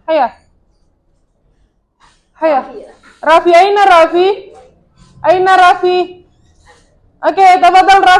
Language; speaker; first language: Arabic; non-native, fluent; Indonesian